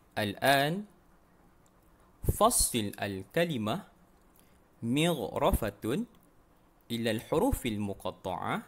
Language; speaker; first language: Arabic; non-native, fluent; Malay